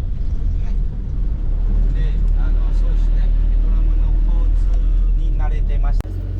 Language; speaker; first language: Japanese; non-native, fluent; Vietnamese